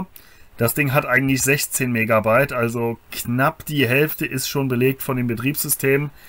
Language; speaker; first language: German; native; German